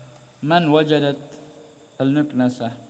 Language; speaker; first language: Arabic; non-native, fluent; Indonesian